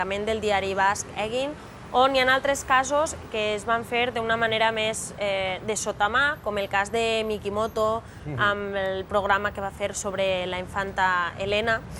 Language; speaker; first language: Catalan; native; Catalan